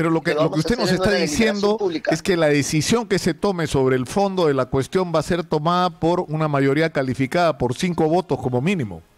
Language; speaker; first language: Spanish; native; Spanish